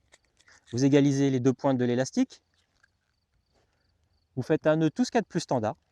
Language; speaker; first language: French; native; French